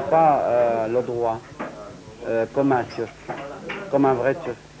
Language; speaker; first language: French; non-native, learner; Syriac